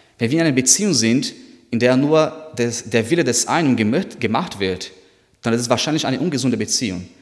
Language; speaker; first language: German; non-native, fluent; Portuguese